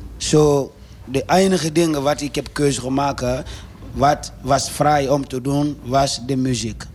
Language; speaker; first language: Dutch; non-native, learner; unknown